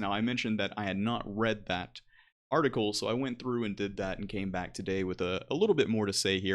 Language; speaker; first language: English; native; English